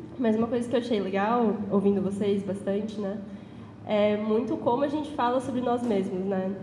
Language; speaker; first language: Portuguese; native; Portuguese